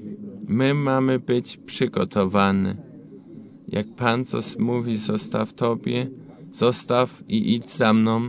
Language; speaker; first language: Polish; non-native, fluent; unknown